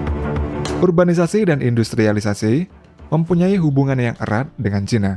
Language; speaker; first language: Indonesian; native; Indonesian